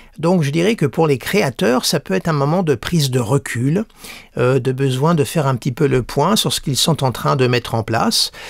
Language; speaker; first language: French; native; French